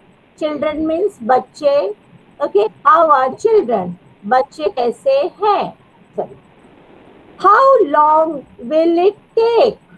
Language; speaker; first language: English; non-native, learner; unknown